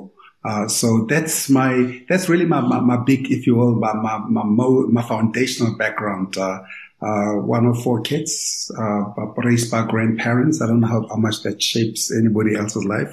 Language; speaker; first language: English; non-native, local second language; Tswana